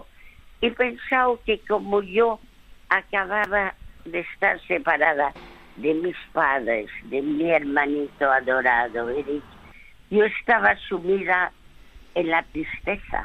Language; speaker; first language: Spanish; early bilingual, other home language; French